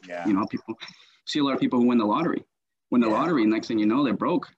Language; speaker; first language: English; native; English